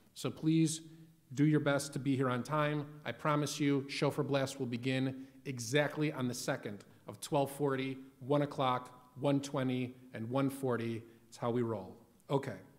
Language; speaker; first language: English; native; English